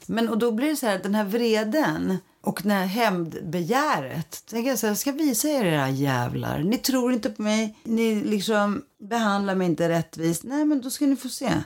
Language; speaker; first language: Swedish; early bilingual, other home language; Greek